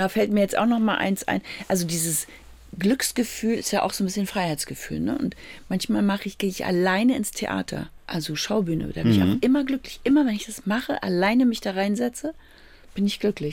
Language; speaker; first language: German; native; German